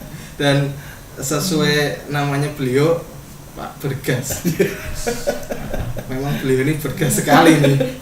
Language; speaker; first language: Indonesian; native; Indonesian